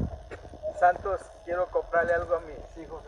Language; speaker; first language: Spanish; native; Spanish